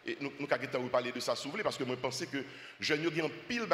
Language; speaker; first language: French; non-native, local second language; Haitian Creole